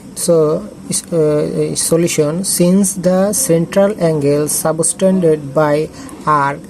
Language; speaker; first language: English; non-native, local second language; Bangla